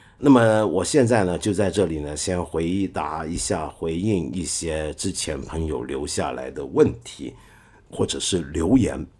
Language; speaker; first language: Chinese; non-native, local second language; Cantonese